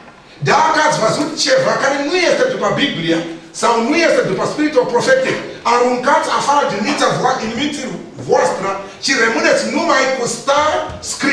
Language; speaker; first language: Romanian; non-native, learner; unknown